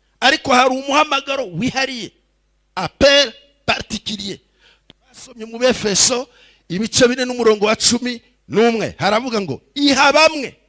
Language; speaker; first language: Kinyarwanda; early bilingual, heritage; Kinyarwanda